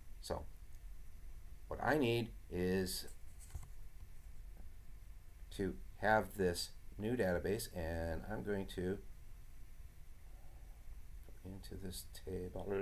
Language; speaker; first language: English; native; English